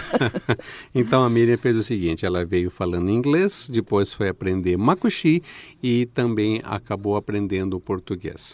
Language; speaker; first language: Portuguese; native; Portuguese